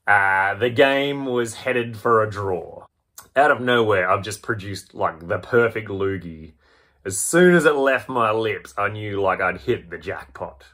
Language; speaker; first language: English; native; English